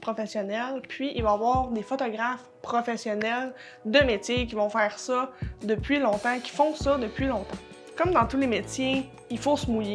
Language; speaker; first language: French; native; French